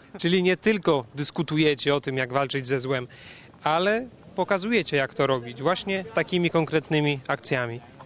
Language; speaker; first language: Polish; native; Polish